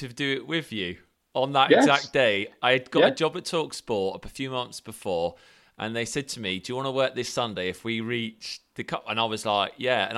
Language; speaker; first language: English; native; English